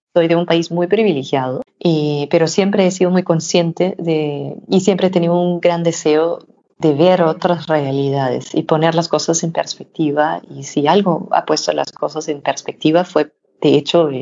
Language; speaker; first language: Spanish; non-native, fluent; Danish